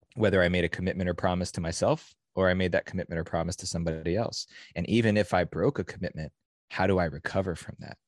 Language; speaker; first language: English; native; English